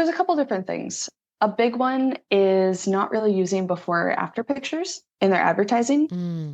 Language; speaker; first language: English; native; English